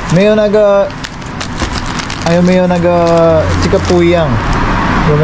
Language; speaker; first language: Chinese; non-native, learner; Filipino